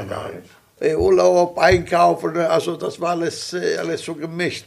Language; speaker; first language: German; non-native, local second language; Italian